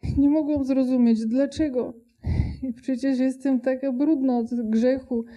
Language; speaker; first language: Polish; non-native, fluent; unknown